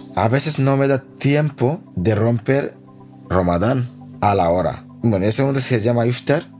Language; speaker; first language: Spanish; non-native, learner; Bangla